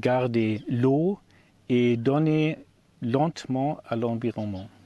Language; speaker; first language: French; non-native, learner; German